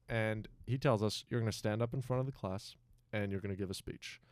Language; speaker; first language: English; non-native, fluent; French